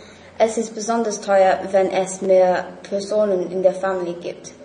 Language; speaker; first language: German; non-native, learner; English